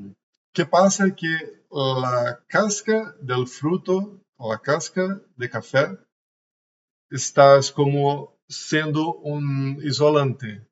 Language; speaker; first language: Spanish; non-native, learner; Portuguese